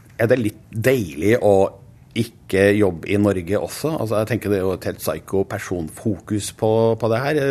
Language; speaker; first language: Norwegian; native; Norwegian